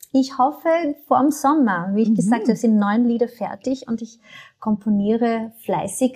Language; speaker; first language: German; non-native, fluent; Portuguese